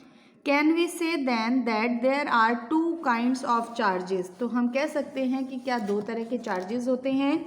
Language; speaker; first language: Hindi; native; Hindi